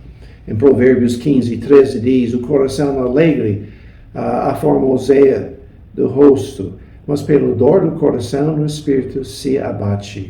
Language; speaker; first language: Portuguese; non-native, fluent; English